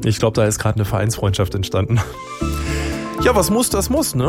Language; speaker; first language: German; native; German